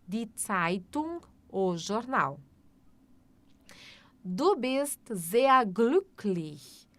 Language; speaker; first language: German; non-native, fluent; Portuguese